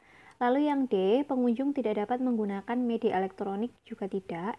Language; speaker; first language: Indonesian; native; Indonesian